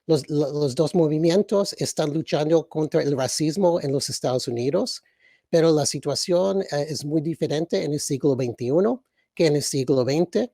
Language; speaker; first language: Spanish; early bilingual, other home language; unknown